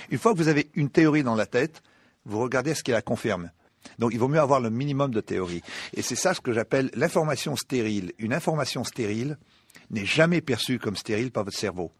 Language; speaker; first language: French; non-native, local second language; Arabic